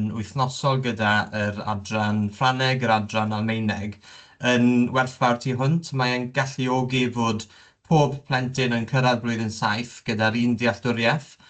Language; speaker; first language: Welsh; native; Welsh